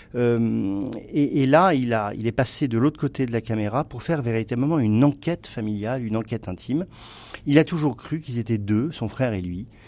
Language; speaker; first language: French; native; French